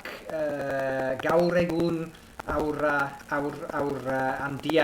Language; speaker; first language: Basque; non-native, learner; English